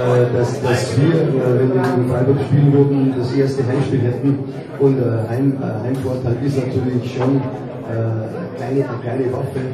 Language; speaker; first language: German; native; German